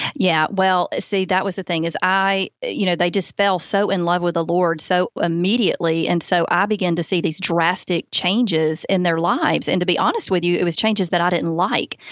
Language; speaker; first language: English; native; English